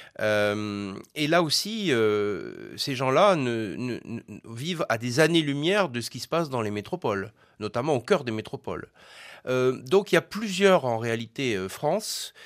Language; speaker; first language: French; native; French